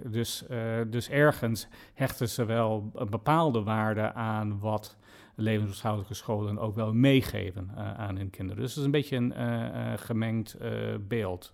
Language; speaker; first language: Dutch; non-native, fluent; English